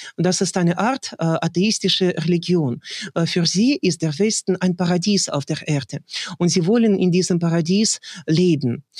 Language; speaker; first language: German; non-native, fluent; Russian